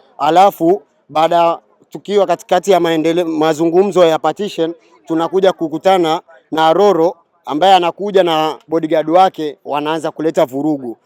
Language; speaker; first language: Swahili; native; Swahili